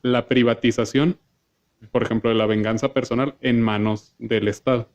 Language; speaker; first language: Spanish; native; Spanish